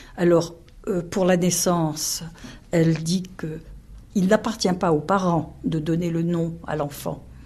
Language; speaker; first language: French; native; French